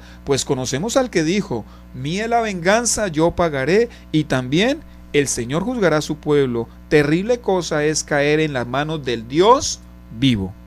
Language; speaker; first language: Spanish; native; Spanish